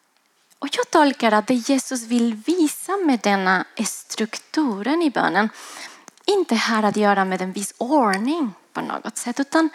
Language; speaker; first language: Swedish; non-native, fluent; Spanish